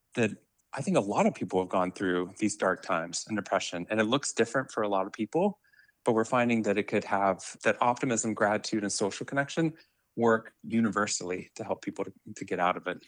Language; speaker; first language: English; native; English